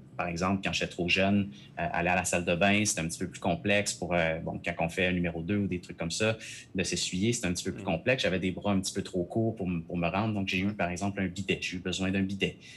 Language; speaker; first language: French; native; French